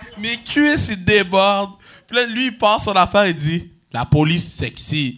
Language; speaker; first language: French; native; French